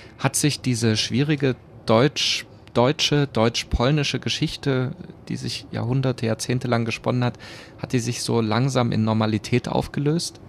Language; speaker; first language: German; native; German